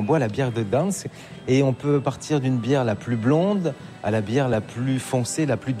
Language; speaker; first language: French; native; French